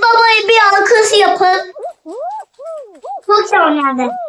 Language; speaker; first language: Turkish; native; Turkish